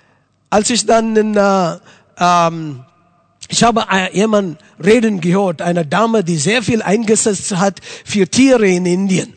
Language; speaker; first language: German; non-native, fluent; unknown